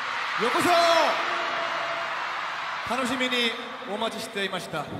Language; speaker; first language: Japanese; non-native, learner; Korean